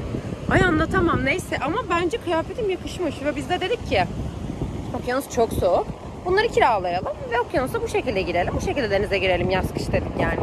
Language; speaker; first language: Turkish; native; Turkish